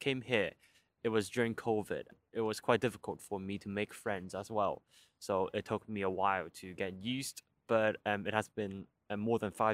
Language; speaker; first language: English; non-native, local second language; Cantonese